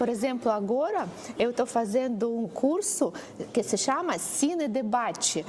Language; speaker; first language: Portuguese; non-native, fluent; Russian